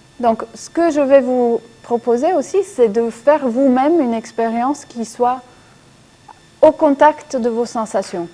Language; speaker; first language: French; non-native, fluent; Italian